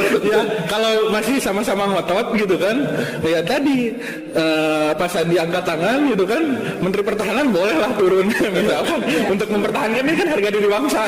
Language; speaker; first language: Indonesian; native; Indonesian